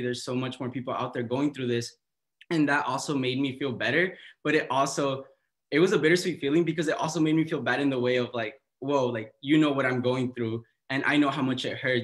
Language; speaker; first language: English; early bilingual, other home language; Spanish